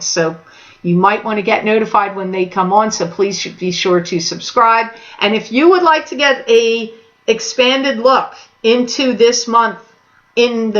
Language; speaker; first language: English; native; English